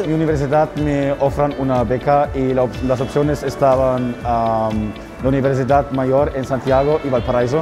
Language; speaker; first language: Spanish; non-native, learner; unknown